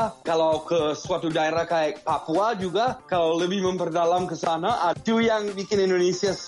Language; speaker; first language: Indonesian; non-native, fluent; English